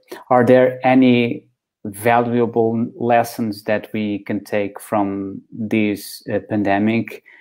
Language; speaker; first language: English; non-native, fluent; Portuguese